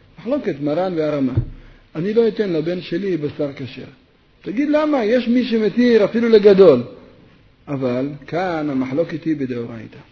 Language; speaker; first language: Hebrew; native; Hebrew